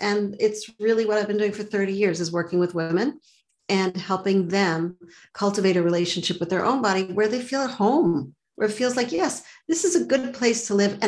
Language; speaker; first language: English; native; English